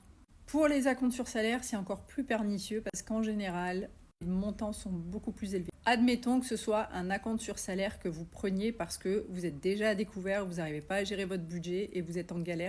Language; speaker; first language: French; native; French